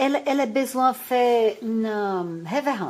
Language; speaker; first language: French; non-native, learner; Portuguese